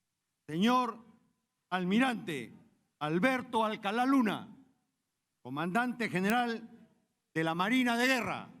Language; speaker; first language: Spanish; native; Spanish